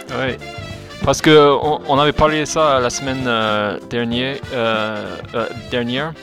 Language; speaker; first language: French; non-native, fluent; English